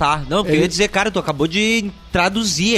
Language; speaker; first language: Portuguese; native; Portuguese